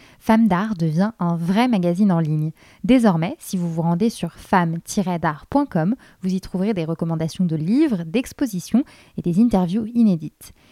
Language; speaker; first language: French; native; French